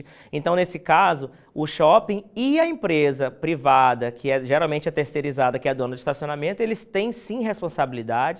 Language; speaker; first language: Portuguese; native; Portuguese